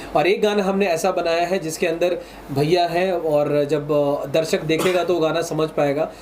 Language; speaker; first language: Hindi; native; Hindi